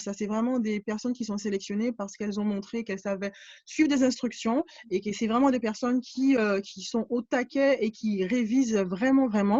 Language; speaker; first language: French; native; French